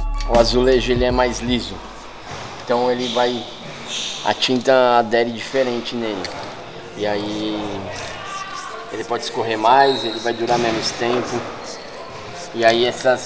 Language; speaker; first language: Portuguese; native; Portuguese